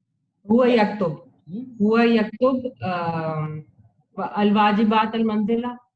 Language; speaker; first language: Arabic; non-native, learner; Hindi